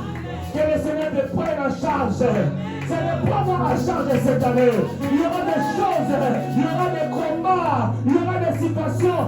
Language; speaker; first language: French; non-native, local second language; Lingala